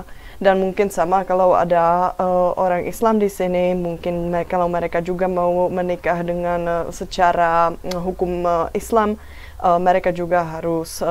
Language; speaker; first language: Indonesian; non-native, fluent; Czech